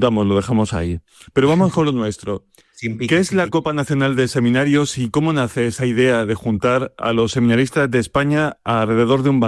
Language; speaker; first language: Spanish; native; Spanish